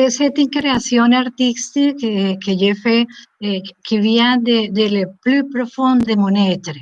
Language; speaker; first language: French; non-native, learner; Spanish